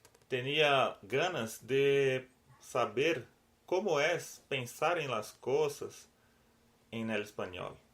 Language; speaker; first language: Spanish; non-native, learner; Portuguese